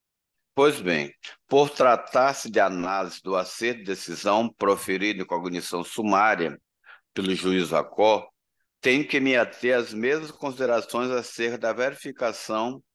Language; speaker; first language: Portuguese; native; Portuguese